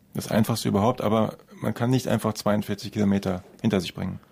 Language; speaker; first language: German; native; German